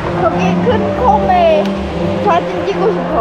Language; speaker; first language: Korean; non-native, fluent; Khmer